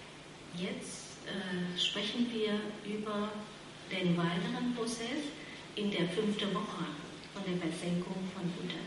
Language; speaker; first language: German; non-native, fluent; Vietnamese